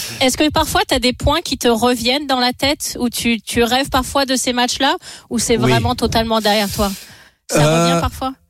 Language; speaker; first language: French; native; French